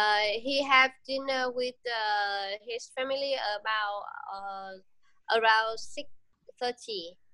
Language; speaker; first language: English; non-native, learner; Vietnamese